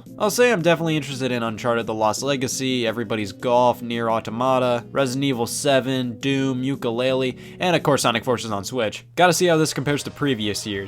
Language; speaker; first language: English; native; English